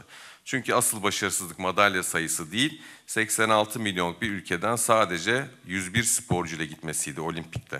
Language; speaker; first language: Turkish; native; Turkish